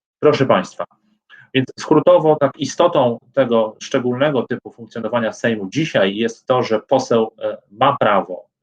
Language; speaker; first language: Polish; native; Polish